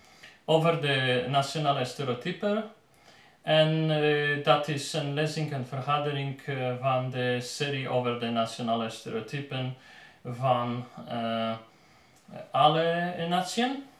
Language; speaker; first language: Dutch; non-native, learner; Polish